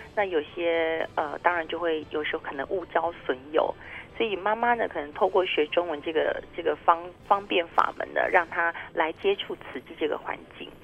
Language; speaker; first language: Chinese; native; Chinese